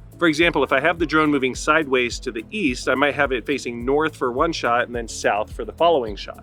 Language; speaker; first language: English; native; English